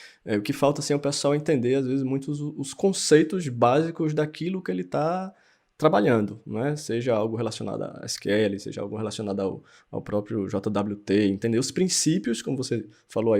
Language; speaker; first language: Portuguese; native; Portuguese